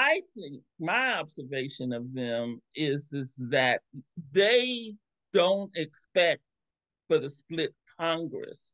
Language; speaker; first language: English; native; English